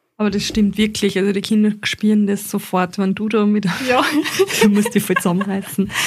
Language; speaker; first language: German; native; German